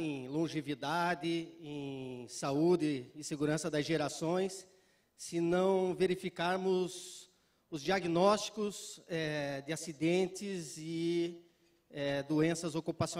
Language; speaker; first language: Portuguese; native; Portuguese